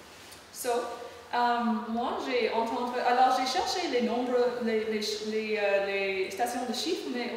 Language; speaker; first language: French; non-native, learner; English